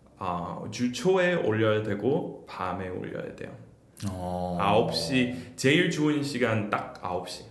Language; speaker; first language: Korean; non-native, fluent; English